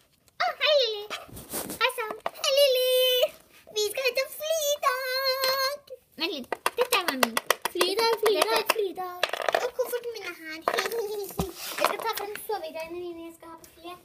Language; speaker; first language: Norwegian; native; Norwegian